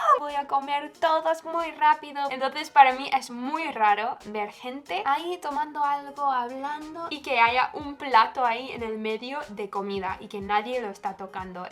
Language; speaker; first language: Spanish; non-native, fluent; English